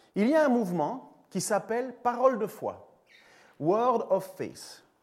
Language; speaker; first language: French; native; French